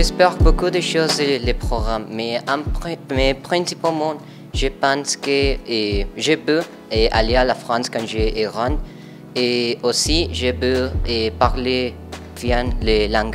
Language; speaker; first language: French; non-native, learner; Spanish